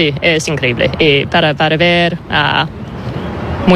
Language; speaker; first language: Spanish; non-native, learner; English